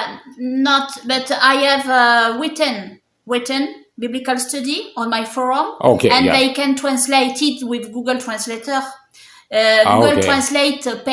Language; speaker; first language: English; non-native, learner; French